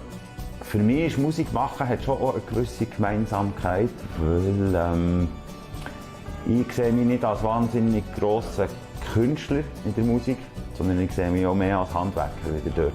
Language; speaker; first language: German; native; German